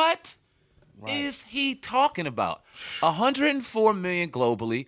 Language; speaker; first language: English; native; English